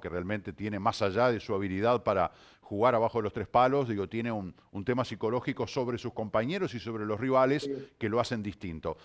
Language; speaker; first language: Spanish; native; Spanish